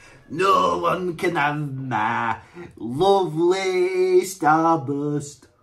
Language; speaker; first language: English; native; English